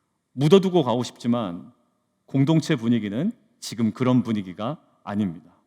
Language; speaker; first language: Korean; native; Korean